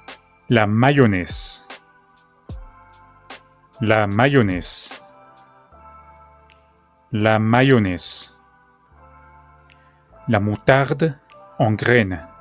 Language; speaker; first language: French; non-native, fluent; Spanish